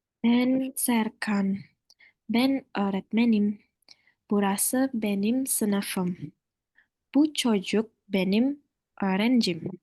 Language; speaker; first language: Turkish; non-native, learner; Indonesian